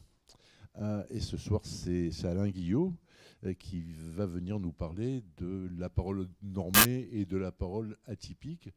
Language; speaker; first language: French; native; French